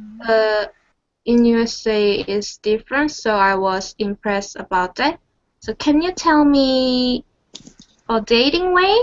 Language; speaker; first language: English; non-native, learner; Korean